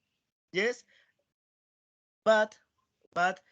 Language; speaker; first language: English; non-native, learner; Spanish